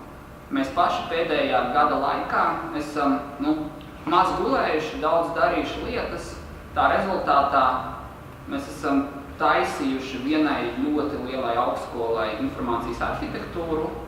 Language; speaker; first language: Latvian; native; Latvian